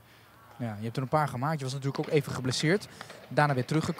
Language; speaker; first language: Dutch; native; Dutch